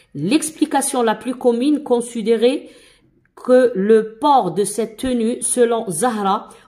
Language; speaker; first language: French; non-native, local second language; Arabic